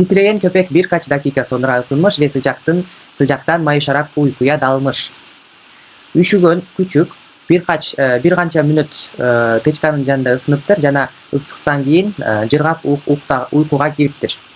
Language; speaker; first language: Turkish; non-native, fluent; Kyrgyz